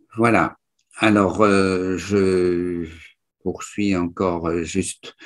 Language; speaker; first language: French; native; French